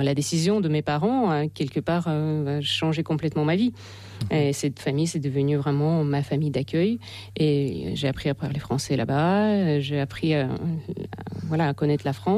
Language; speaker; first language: French; non-native, fluent; Russian